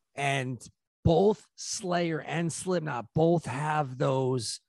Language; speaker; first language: English; native; English